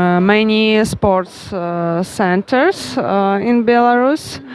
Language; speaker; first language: English; non-native, learner; Russian